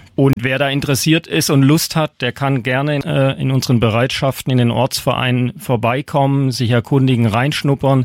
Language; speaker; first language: German; native; German